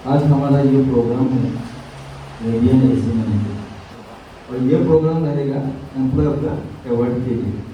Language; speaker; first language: Hindi; non-native, local second language; Assamese